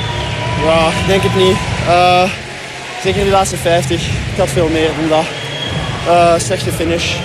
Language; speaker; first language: Dutch; non-native, local second language; French